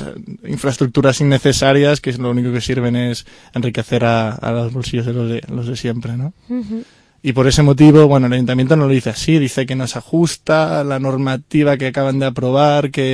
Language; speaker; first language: Spanish; native; Spanish